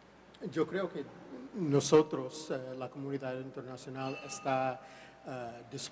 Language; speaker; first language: Spanish; non-native, fluent; English